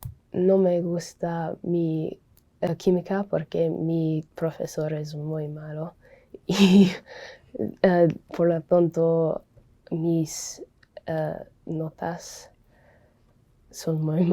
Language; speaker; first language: Spanish; non-native, learner; English